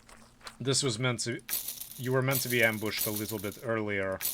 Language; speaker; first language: English; native; English